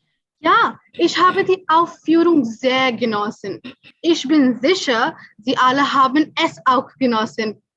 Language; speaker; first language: German; non-native, learner; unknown